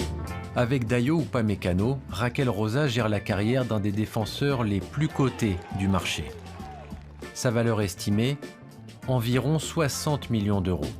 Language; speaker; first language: French; native; French